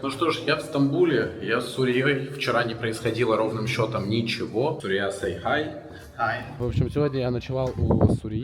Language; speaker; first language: Russian; native; Russian